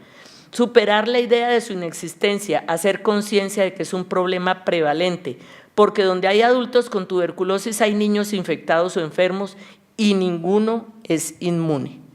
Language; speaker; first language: Spanish; native; Spanish